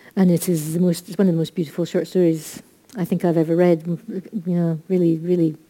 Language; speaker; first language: English; native; English